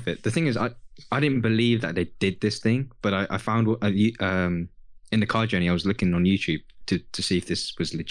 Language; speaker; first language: English; native; English